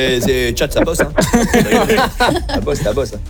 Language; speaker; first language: French; native; French